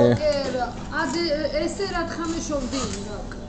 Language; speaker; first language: Hebrew; non-native, learner; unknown